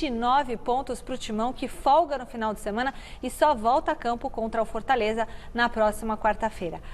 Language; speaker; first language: Portuguese; native; Portuguese